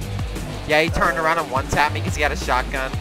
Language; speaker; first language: English; native; English